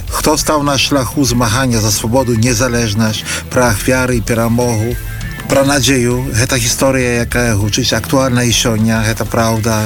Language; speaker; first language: Belarusian; native; Belarusian